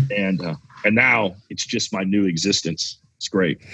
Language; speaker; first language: English; native; English